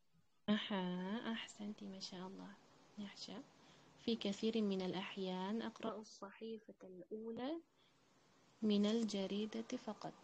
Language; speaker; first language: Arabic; non-native, fluent; Uzbek